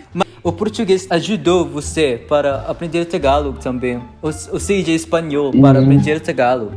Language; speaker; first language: Portuguese; non-native, learner; Filipino